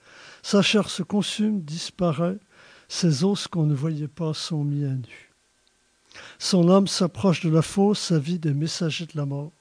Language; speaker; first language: French; native; French